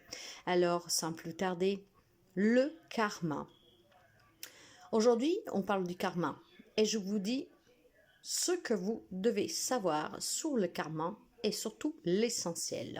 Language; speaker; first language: French; non-native, fluent; Italian